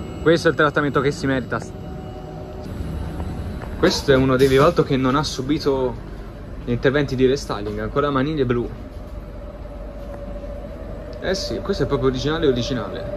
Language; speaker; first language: Italian; native; Italian